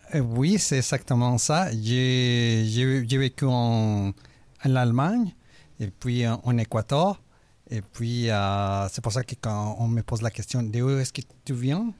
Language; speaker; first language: French; non-native, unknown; Spanish